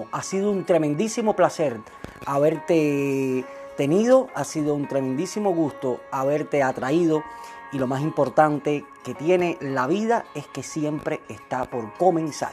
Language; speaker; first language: Spanish; native; Spanish